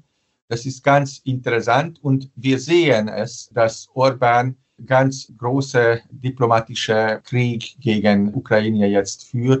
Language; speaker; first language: German; non-native, fluent; Hungarian